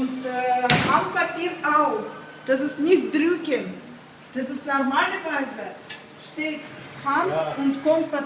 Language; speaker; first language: German; non-native, learner; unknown